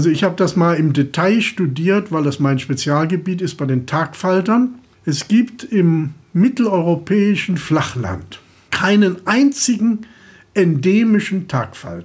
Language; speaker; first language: German; native; German